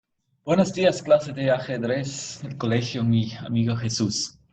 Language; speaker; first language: Spanish; non-native, fluent; German